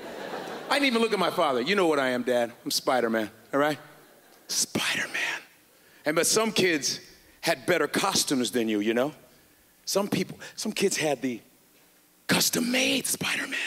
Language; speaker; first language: English; native; English